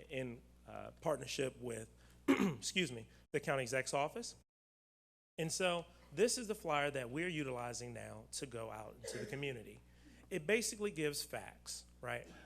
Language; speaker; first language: English; native; English